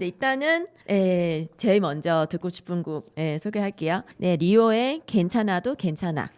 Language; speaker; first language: Korean; non-native, fluent; Vietnamese